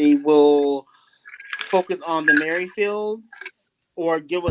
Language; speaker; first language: English; native; English